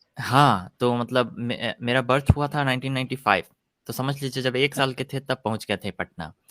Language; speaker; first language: Hindi; early bilingual, other home language; Korean